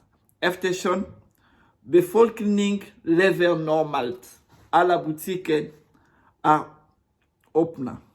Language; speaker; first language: Swedish; non-native, learner; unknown